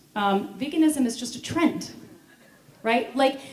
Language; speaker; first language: English; native; English